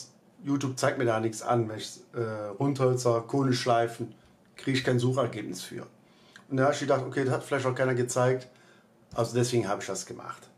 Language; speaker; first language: German; native; German